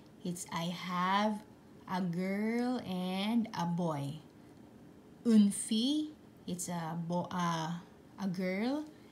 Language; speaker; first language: English; non-native, local second language; Filipino